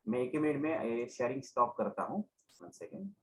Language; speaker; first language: Hindi; non-native, local second language; Gujarati